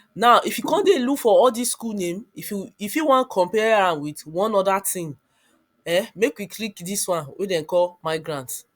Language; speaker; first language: Nigerian Pidgin; non-native, local second language; Yoruba